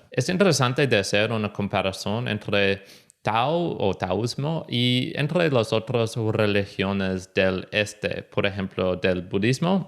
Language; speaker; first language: Spanish; non-native, fluent; English